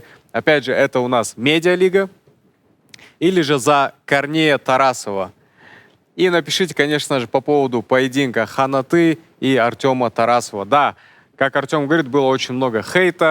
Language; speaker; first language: Russian; non-native, local second language; Kazakh